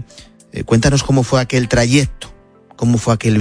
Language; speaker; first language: Spanish; native; Spanish